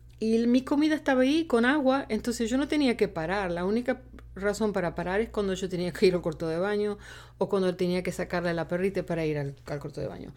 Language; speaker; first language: Spanish; native; Spanish